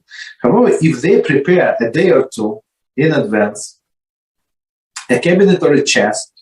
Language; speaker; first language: English; non-native, fluent; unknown